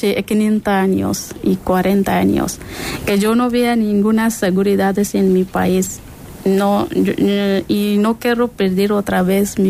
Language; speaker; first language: Spanish; non-native, learner; Persian